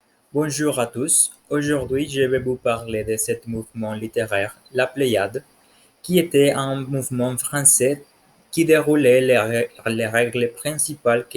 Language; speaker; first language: French; non-native, learner; Spanish